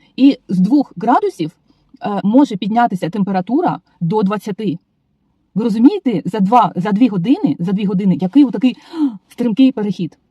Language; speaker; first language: Ukrainian; non-native, local second language; Russian